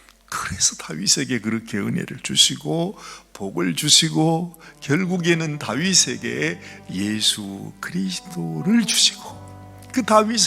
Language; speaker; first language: Korean; native; Korean